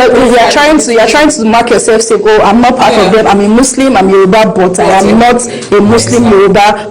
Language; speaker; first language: English; non-native, local second language; Yoruba